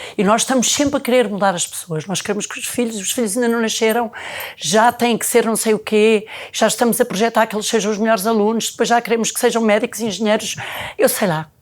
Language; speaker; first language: Portuguese; native; Portuguese